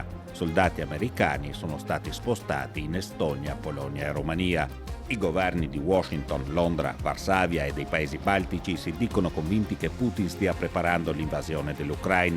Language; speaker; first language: Italian; native; Italian